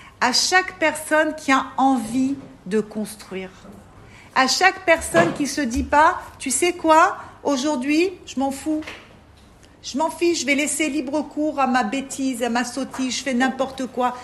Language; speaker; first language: French; native; French